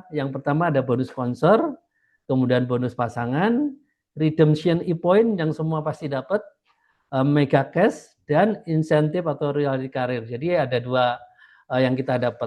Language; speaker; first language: Indonesian; native; Indonesian